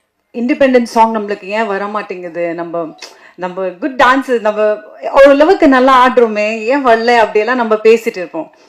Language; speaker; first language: Tamil; non-native, fluent; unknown